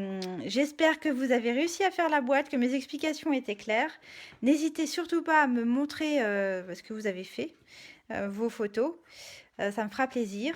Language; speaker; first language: French; native; French